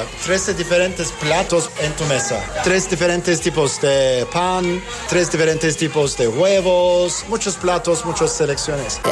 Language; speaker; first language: Spanish; non-native, learner; Turkish